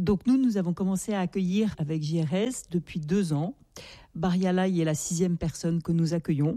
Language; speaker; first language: French; native; French